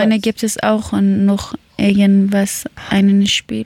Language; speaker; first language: German; non-native, learner; Persian